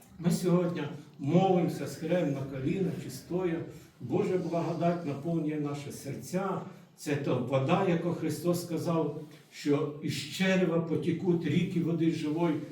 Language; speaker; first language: Ukrainian; non-native, local second language; Russian